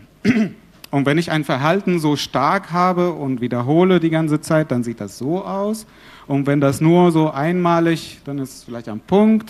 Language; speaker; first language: German; non-native, fluent; Arabic